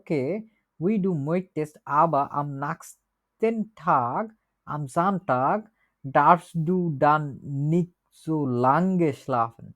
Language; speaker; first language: German; non-native, learner; Bangla